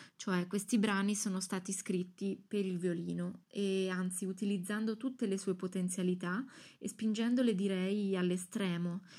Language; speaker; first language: Italian; non-native, fluent; Greek